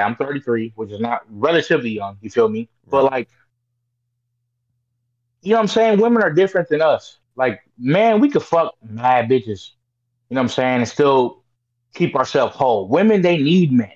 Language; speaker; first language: English; native; English